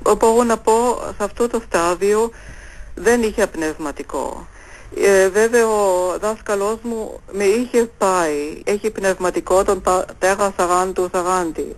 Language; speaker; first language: Greek; non-native, fluent; German